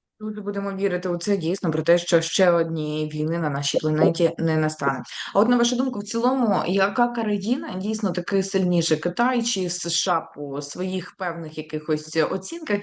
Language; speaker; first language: Ukrainian; native; Ukrainian